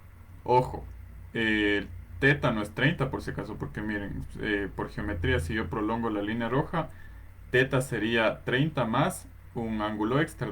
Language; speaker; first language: Spanish; native; Spanish